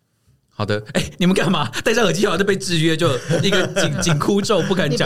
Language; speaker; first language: Chinese; native; Chinese